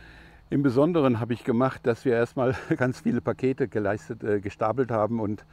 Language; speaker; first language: German; non-native, fluent; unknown